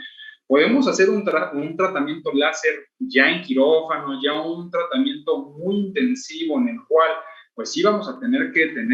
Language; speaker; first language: Spanish; native; Spanish